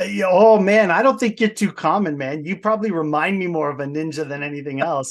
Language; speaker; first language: English; native; English